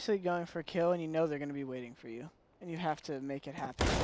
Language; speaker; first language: English; native; English